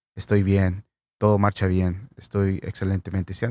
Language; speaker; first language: Spanish; native; Spanish